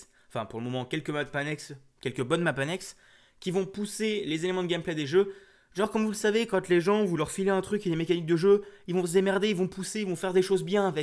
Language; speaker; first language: French; native; French